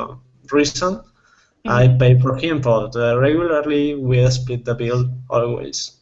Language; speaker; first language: English; non-native, fluent; Spanish